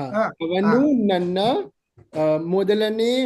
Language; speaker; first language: Kannada; non-native, learner; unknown